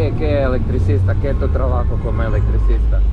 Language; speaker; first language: Spanish; non-native, learner; Croatian